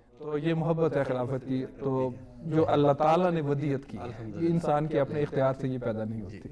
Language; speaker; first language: Urdu; native; Urdu